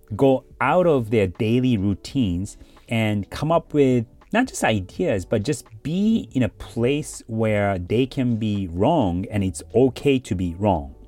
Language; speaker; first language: English; early bilingual, other home language; Japanese